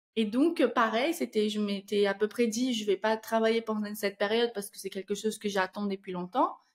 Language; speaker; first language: French; non-native, fluent; Portuguese